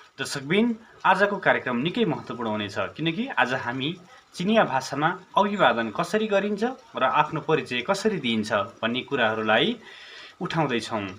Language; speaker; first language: Nepali; native; Nepali